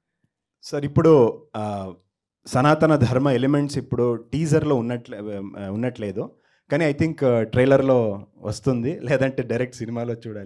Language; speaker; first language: Telugu; non-native, learner; Kannada